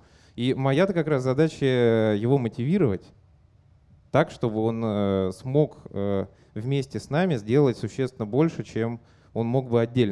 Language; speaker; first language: Russian; native; Russian